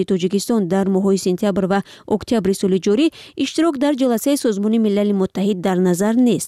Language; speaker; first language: Persian; native; Persian